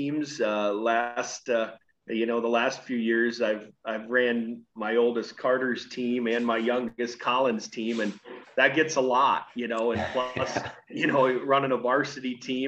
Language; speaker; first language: English; native; English